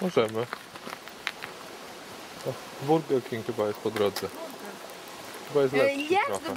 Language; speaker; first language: Polish; native; Polish